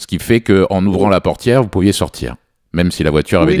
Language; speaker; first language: French; native; French